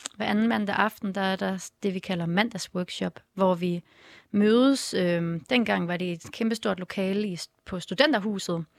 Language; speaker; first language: Danish; native; Danish